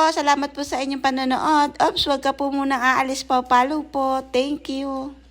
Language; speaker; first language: Filipino; native; Filipino